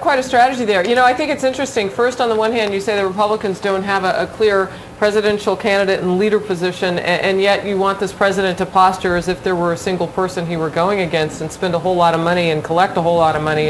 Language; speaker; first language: English; native; English